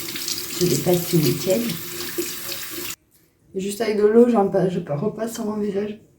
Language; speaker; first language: French; native; French